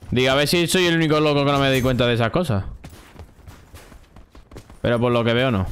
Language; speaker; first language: Spanish; native; Spanish